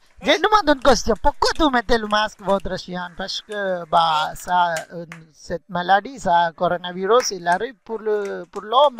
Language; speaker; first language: French; non-native, learner; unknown